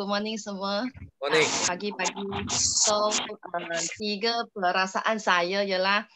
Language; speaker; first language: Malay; non-native, local second language; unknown